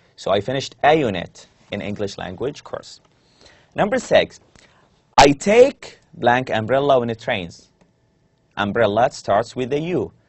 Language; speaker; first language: English; non-native, fluent; Arabic